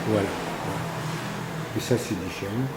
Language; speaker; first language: French; non-native, learner; Arabic